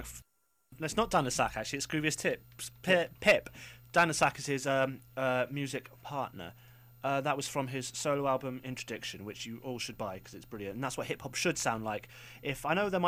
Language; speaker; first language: English; native; English